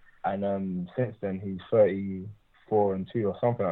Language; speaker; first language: English; native; English